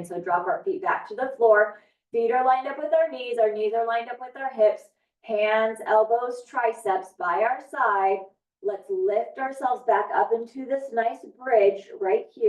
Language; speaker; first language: English; native; English